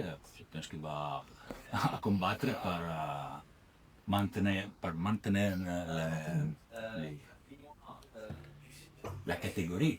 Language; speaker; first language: French; non-native, learner; Italian